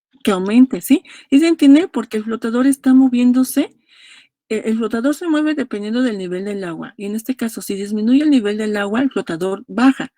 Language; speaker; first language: Spanish; native; Spanish